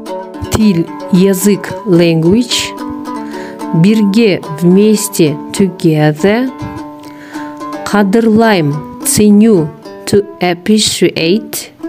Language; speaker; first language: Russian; non-native, local second language; Kyrgyz